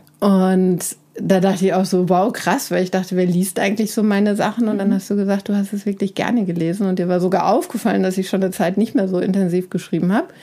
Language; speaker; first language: German; native; German